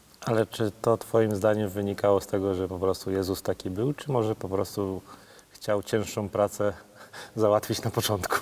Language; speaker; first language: Polish; native; Polish